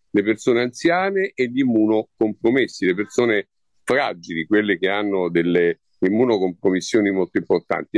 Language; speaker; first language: Italian; native; Italian